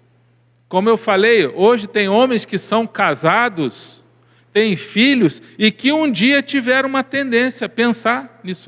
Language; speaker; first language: Portuguese; native; Portuguese